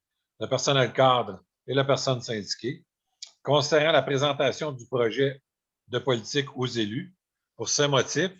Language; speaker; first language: French; native; French